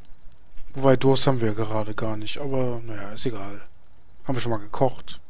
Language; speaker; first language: German; native; German